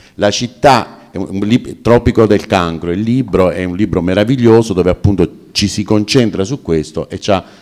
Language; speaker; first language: Italian; native; Italian